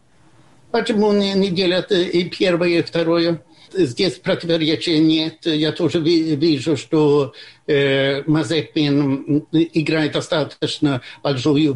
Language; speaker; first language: Russian; non-native, fluent; Swedish